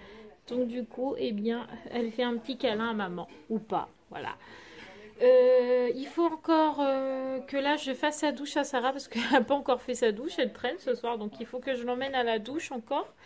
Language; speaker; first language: French; native; French